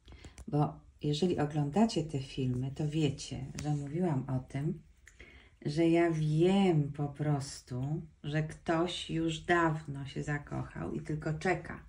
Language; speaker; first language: Polish; native; Polish